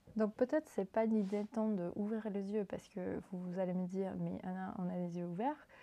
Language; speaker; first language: French; non-native, fluent; Spanish